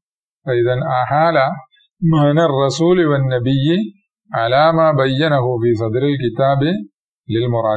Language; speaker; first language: Arabic; non-native, fluent; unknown